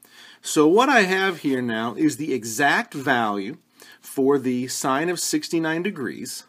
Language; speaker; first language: English; native; English